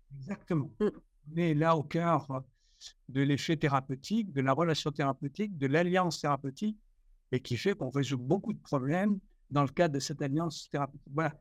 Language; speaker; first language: French; native; French